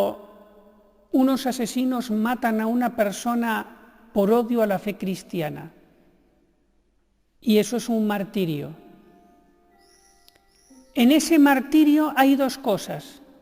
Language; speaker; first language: Spanish; native; Spanish